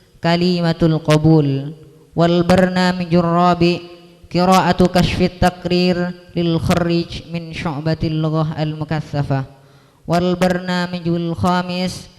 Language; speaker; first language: Arabic; non-native, learner; Indonesian